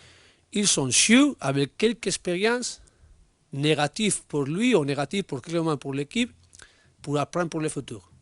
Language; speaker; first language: French; non-native, learner; Spanish